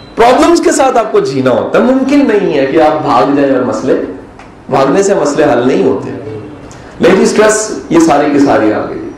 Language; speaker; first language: Urdu; non-native, local second language; Punjabi